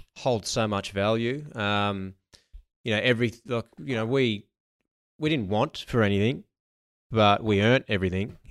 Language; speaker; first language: English; native; English